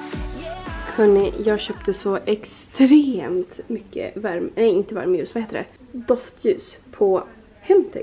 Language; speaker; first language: Swedish; native; Swedish